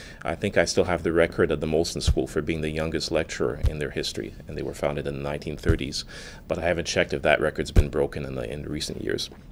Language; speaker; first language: English; non-native, fluent; French